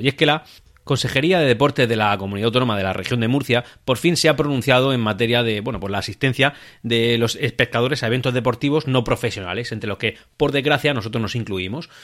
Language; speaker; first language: Spanish; native; Spanish